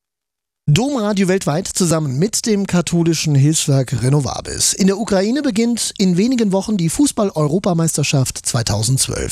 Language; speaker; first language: German; native; German